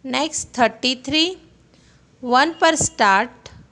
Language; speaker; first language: Hindi; non-native, local second language; Marathi